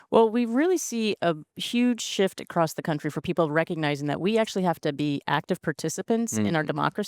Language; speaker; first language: English; native; English